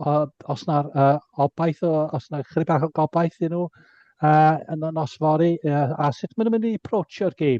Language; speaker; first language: Welsh; non-native, local second language; English